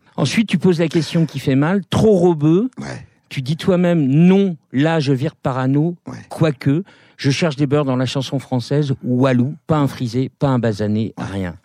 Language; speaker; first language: French; native; French